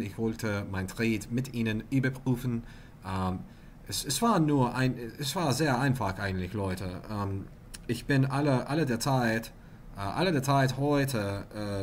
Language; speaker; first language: German; non-native, learner; English